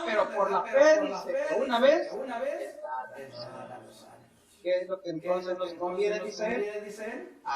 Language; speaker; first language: Spanish; native; Spanish